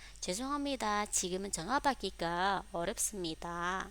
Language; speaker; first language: Korean; non-native, fluent; Indonesian